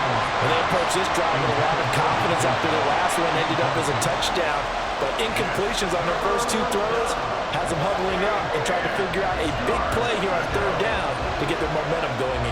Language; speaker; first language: English; native; English